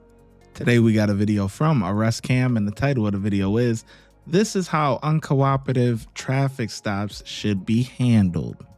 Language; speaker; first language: English; native; English